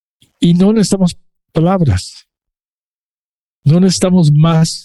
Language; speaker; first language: Spanish; non-native, fluent; English